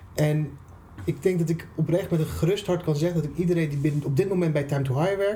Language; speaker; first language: Dutch; non-native, fluent; Persian